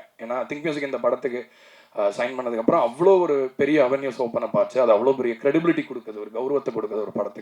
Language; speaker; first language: Tamil; native; Tamil